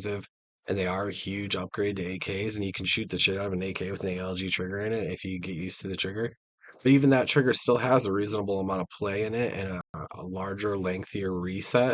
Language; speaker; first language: English; native; English